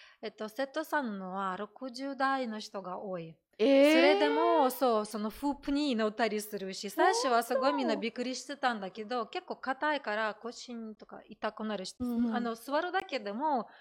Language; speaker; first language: Japanese; non-native, fluent; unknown